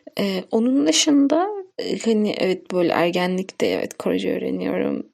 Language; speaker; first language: Turkish; non-native, local second language; Kurdish